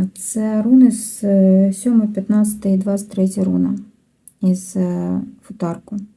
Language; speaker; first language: Ukrainian; non-native, local second language; Russian